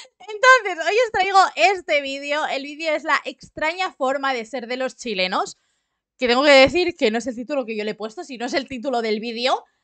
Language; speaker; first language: Spanish; native; Spanish